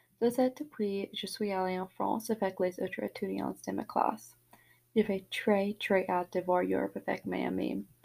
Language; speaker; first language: French; non-native, learner; English